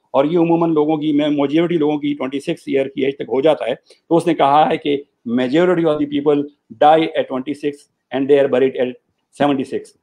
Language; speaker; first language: Urdu; non-native, local second language; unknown